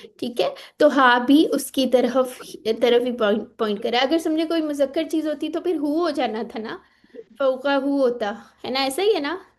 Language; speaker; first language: Urdu; native; Urdu